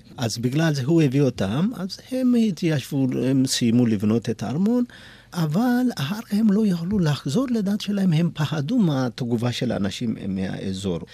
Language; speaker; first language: Hebrew; non-native, fluent; Amharic